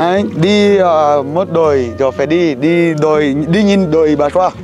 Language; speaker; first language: Vietnamese; non-native, learner; Portuguese